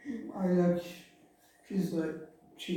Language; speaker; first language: English; non-native, learner; Turkish